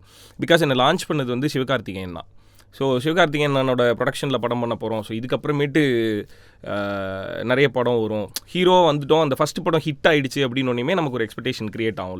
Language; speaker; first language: Tamil; native; Tamil